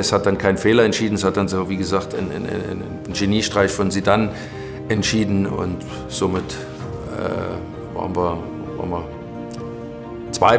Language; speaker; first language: German; native; German